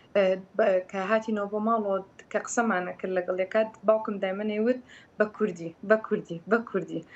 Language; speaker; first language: Central Kurdish; early bilingual, heritage; Central Kurdish